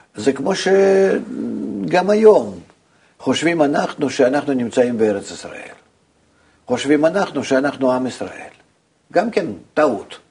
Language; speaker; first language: Hebrew; non-native, fluent; Russian